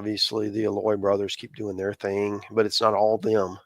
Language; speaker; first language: English; native; English